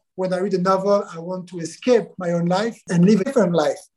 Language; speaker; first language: English; non-native, fluent; French